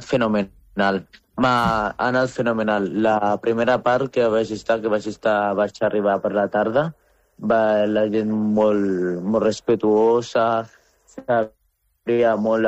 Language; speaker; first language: Catalan; non-native, fluent; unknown